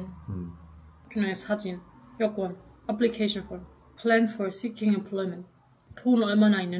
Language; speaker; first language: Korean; non-native, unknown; German